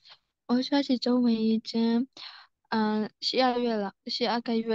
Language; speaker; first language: Chinese; non-native, learner; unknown